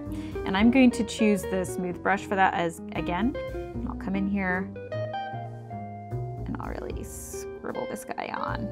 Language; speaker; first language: English; native; English